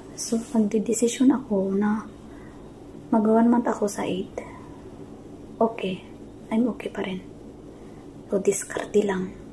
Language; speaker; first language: Filipino; non-native, local second language; Cebuano